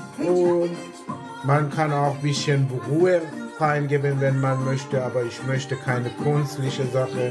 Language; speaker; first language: German; non-native, learner; Persian